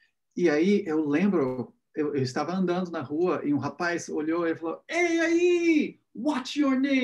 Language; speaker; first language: Portuguese; non-native, fluent; English